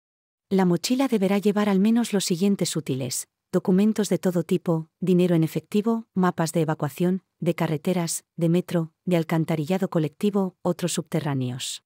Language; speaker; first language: Spanish; native; Spanish